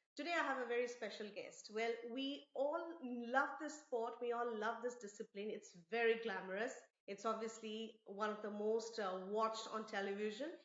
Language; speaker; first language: English; non-native, local second language; Assamese